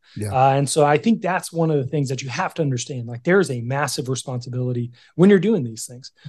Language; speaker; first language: English; native; English